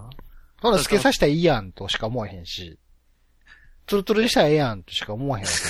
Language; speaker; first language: Japanese; native; Japanese